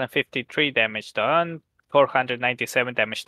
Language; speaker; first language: English; native; English